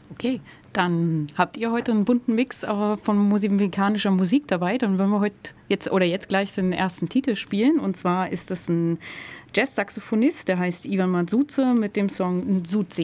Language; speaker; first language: German; native; German